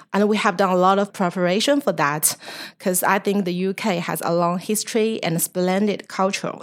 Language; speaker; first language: English; non-native, fluent; Chinese